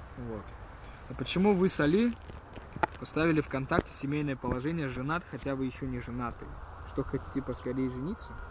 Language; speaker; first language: Russian; early bilingual, heritage; Russian